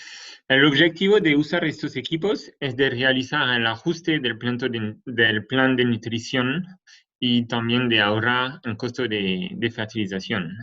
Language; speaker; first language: Spanish; non-native, fluent; French